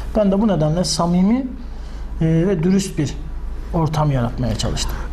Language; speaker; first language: Turkish; native; Turkish